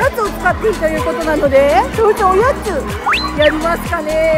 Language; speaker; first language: Japanese; native; Japanese